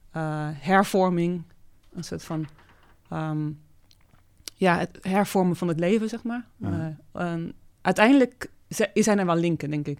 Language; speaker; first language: Dutch; native; Dutch